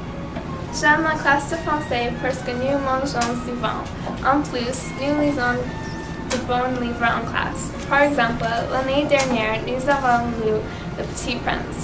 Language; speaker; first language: French; non-native, learner; English